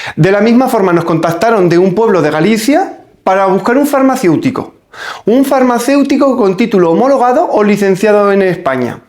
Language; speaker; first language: Spanish; native; Spanish